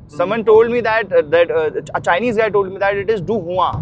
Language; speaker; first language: English; non-native, local second language; Hindi